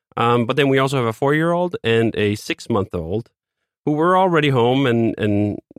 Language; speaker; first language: English; non-native, fluent; Danish